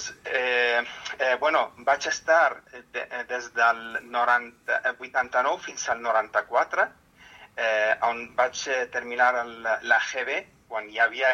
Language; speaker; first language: Catalan; non-native, fluent; Arabic